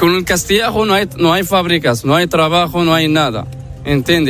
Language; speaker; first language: Spanish; non-native, learner; Arabic